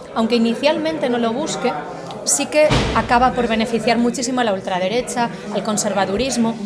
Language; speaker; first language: Spanish; native; Spanish